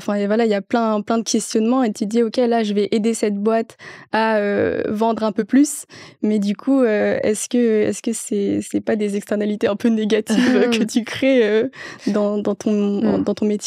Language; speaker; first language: French; native; French